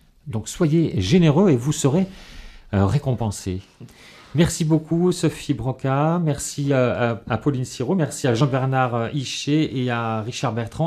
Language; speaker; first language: French; native; French